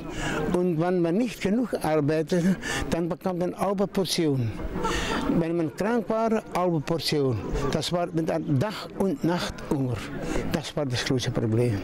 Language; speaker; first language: German; non-native, fluent; French